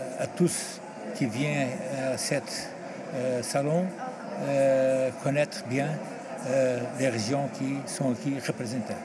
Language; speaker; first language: French; non-native, learner; Portuguese